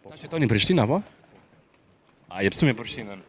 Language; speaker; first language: Albanian; native; Albanian